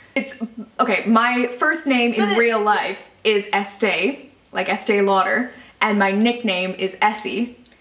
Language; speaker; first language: English; native; English